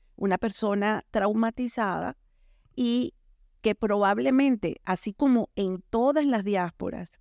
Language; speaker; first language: Spanish; native; Spanish